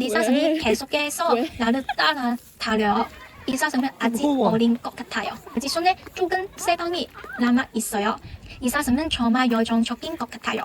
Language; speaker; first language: Korean; non-native, learner; Cantonese